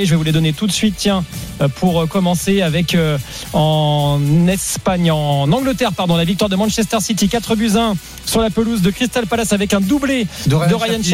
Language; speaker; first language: French; native; French